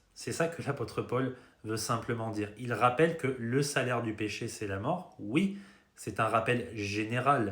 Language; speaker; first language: French; native; French